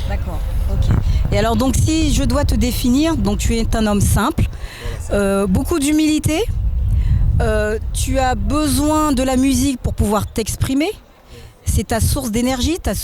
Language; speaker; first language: French; native; French